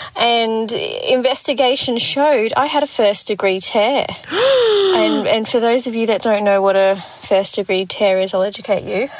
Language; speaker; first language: English; native; English